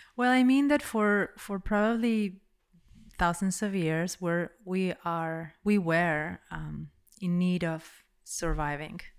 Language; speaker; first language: English; non-native, fluent; Spanish